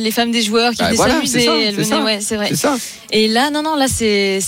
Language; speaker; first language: French; native; French